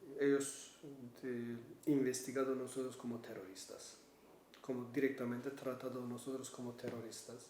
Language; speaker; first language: Spanish; non-native, learner; Kurdish